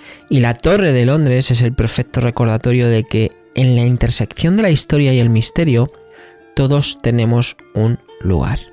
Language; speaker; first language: Spanish; native; Spanish